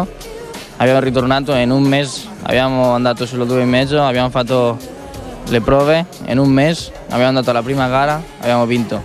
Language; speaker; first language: Italian; non-native, learner; Catalan